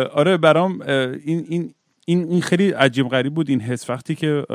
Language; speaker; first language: Persian; native; Persian